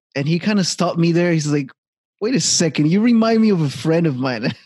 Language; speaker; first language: English; native; English